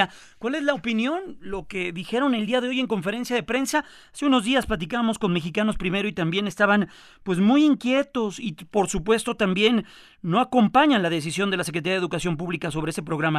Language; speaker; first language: Spanish; native; Spanish